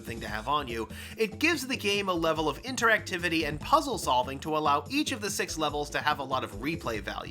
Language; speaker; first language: English; native; English